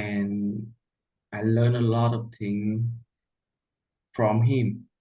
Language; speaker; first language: English; non-native, learner; Vietnamese